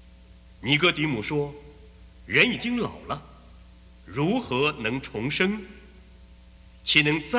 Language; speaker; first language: Chinese; native; Chinese